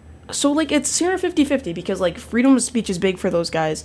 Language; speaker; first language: English; native; English